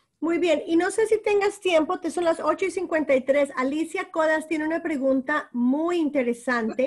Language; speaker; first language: Spanish; native; Spanish